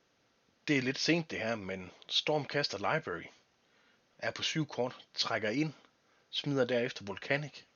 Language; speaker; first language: Danish; native; Danish